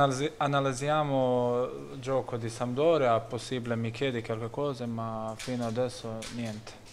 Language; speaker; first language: Italian; non-native, learner; Bosnian